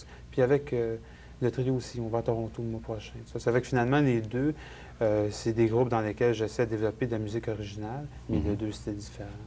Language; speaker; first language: French; native; French